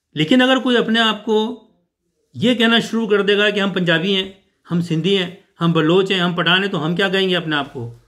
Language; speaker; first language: Urdu; native; Urdu